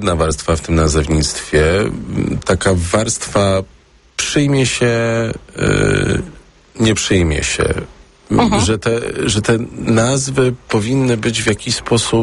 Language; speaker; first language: Polish; native; Polish